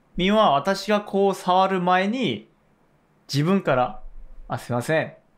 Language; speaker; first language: Japanese; non-native, fluent; Korean